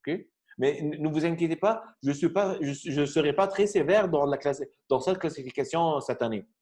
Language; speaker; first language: French; non-native, fluent; Arabic